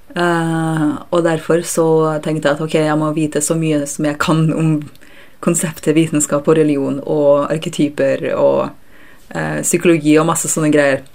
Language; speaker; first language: Norwegian; early bilingual, other home language; Russian